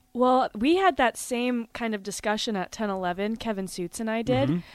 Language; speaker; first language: English; native; English